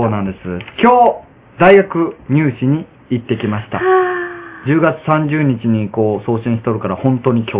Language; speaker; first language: Japanese; native; Japanese